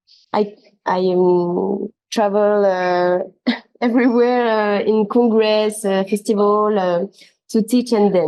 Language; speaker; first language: English; non-native, learner; French